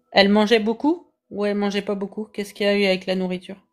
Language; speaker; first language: French; native; French